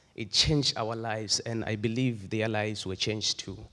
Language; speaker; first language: English; non-native, local second language; Swati